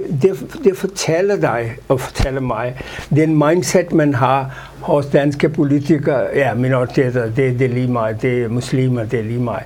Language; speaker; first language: Danish; non-native, fluent; Urdu